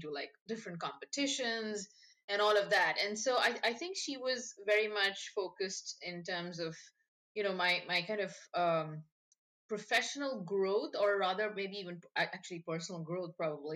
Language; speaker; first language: English; non-native, local second language; Bangla